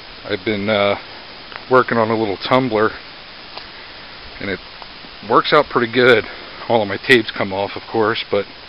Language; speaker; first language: English; native; English